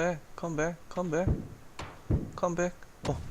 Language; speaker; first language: English; non-native, learner; Korean